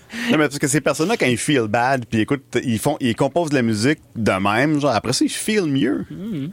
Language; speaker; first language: French; native; French